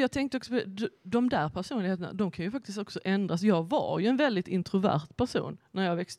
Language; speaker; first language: Swedish; native; Swedish